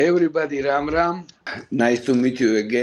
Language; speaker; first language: English; non-native, learner; Georgian